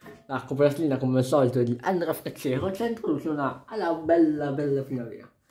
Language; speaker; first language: Italian; native; Italian